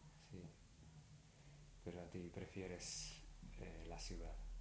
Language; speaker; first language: Spanish; non-native, fluent; English